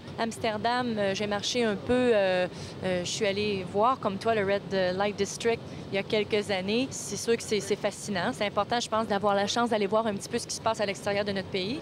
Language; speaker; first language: French; native; French